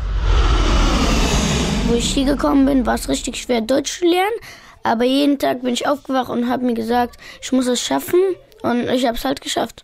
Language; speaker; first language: German; early bilingual, other home language; Pashto